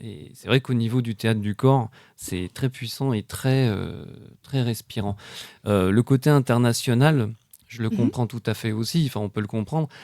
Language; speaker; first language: French; native; French